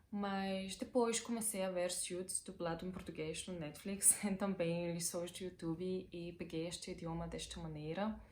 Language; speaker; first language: Portuguese; non-native, fluent; Bulgarian